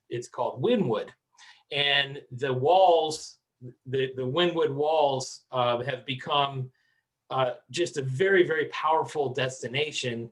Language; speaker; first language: English; native; English